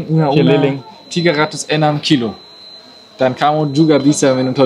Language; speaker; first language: Indonesian; non-native, learner; German